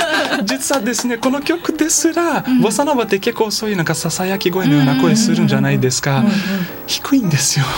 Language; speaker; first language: Japanese; non-native, fluent; Portuguese